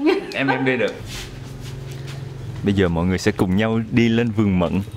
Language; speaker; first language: Vietnamese; native; Vietnamese